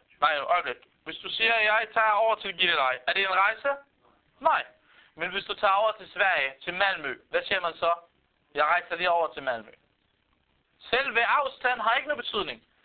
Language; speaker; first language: Danish; non-native, fluent; Arabic